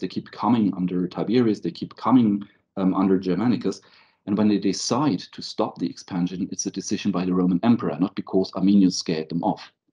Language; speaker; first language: English; non-native, fluent; German